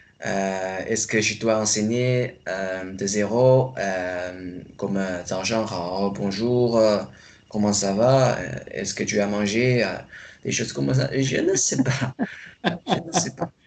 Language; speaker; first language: French; non-native, fluent; Chinese